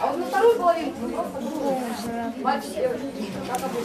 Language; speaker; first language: Russian; native; Russian